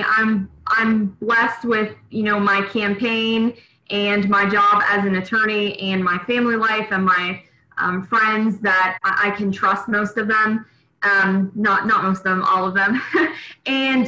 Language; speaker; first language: English; native; English